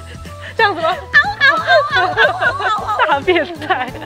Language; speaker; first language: Chinese; native; Chinese